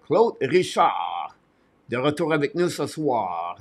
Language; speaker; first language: French; native; French